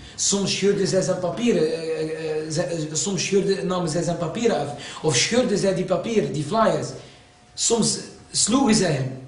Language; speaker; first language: Dutch; early bilingual, other home language; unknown